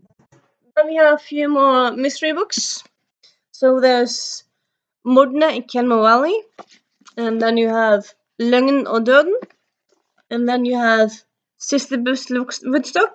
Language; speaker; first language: English; early bilingual, heritage; Norwegian